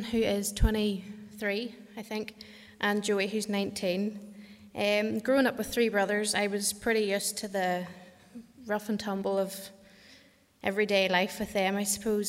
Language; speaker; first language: English; native; English